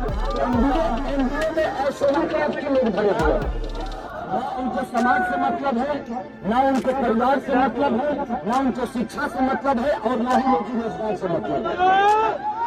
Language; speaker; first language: Hindi; non-native, local second language; Bhojpuri